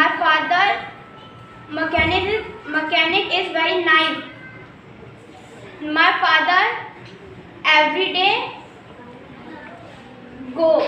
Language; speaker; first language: English; non-native, learner; Hindi